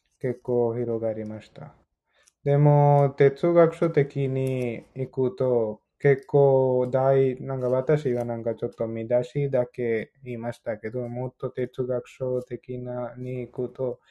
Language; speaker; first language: Japanese; non-native, learner; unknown